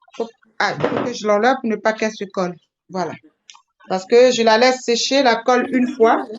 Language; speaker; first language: French; native; French